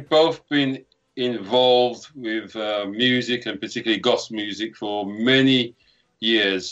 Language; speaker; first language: English; native; English